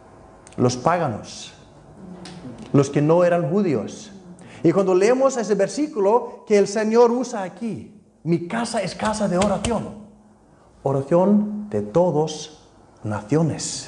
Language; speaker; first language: Spanish; non-native, fluent; Icelandic